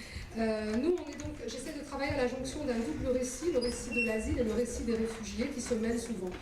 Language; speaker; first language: French; native; French